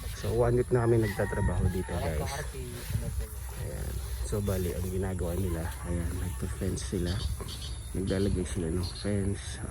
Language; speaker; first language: Filipino; non-native, local second language; Pampanga